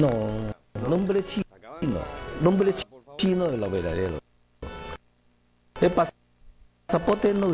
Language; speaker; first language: Spanish; non-native, learner; Cantonese